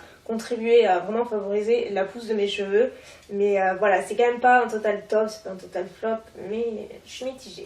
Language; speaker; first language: French; native; French